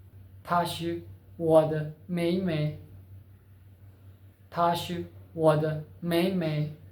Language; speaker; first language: Chinese; non-native, fluent; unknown